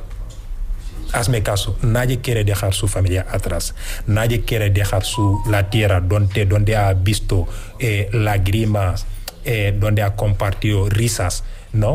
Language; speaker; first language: Spanish; non-native, fluent; Wolof